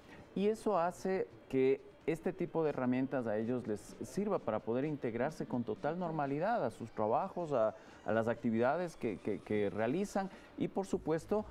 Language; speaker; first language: Spanish; native; Spanish